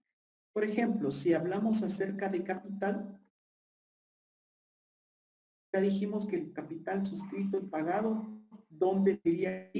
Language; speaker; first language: Spanish; native; Spanish